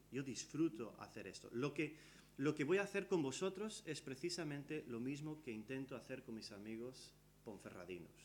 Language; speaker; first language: Spanish; early bilingual, other home language; English